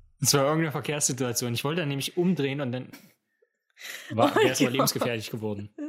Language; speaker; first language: German; native; German